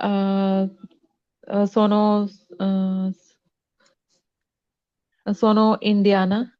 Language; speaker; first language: Italian; non-native, learner; Punjabi